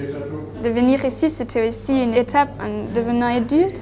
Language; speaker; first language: French; non-native, fluent; German